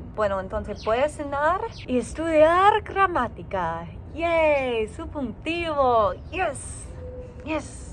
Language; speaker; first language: Spanish; non-native, learner; English